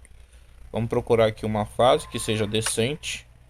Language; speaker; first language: Portuguese; native; Portuguese